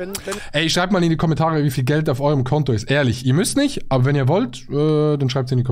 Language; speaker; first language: German; native; German